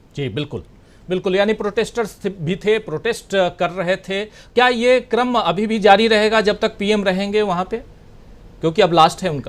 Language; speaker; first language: Hindi; native; Hindi